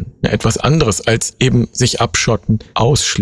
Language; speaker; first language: German; native; German